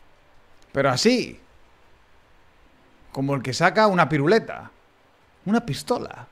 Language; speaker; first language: Spanish; native; Spanish